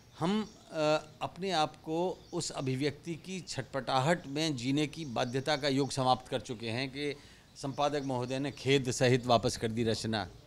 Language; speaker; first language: Hindi; native; Hindi